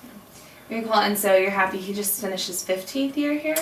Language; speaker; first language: English; native; English